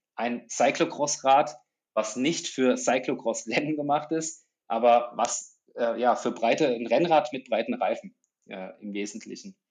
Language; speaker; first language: German; native; German